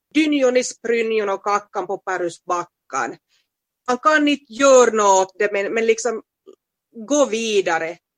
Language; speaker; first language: Swedish; native; Swedish